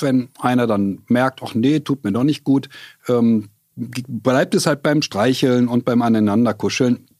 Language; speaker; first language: German; native; German